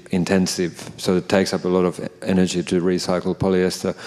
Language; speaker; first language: English; non-native, fluent; Finnish